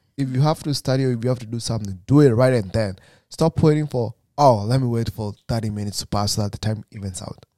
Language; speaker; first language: English; non-native, local second language; Kikuyu